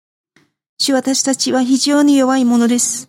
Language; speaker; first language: Japanese; non-native, fluent; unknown